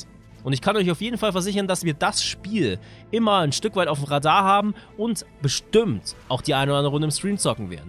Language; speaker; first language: German; native; German